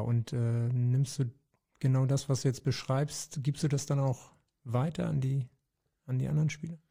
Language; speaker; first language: German; native; German